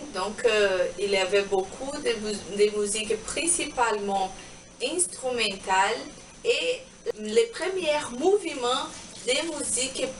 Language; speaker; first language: French; non-native, learner; Portuguese